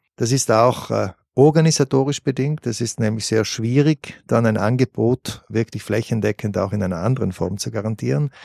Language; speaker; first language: German; native; German